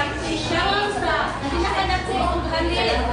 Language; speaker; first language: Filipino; non-native, local second language; Cebuano